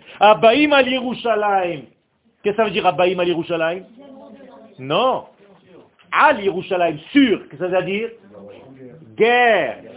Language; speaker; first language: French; non-native, fluent; Hebrew